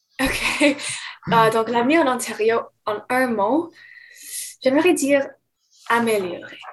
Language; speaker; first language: French; non-native, fluent; English